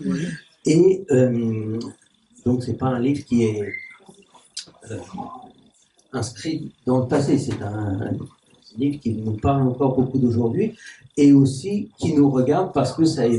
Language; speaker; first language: French; native; French